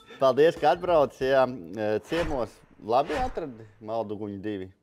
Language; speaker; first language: Latvian; native; Latvian